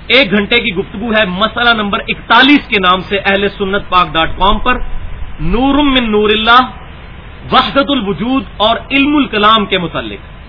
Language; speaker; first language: Urdu; non-native, local second language; Punjabi